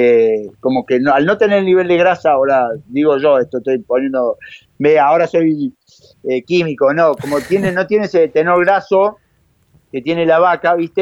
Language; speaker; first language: Spanish; native; Spanish